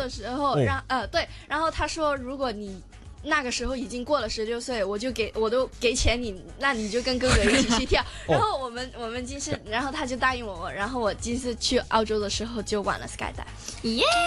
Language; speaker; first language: Chinese; non-native, local second language; Cantonese